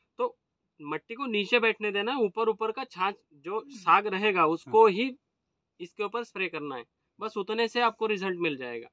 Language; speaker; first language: Hindi; non-native, local second language; Marathi